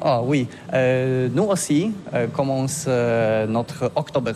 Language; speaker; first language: French; non-native, learner; Polish